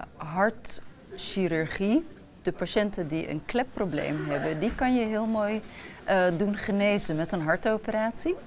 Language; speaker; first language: Dutch; early bilingual, other home language; Arabic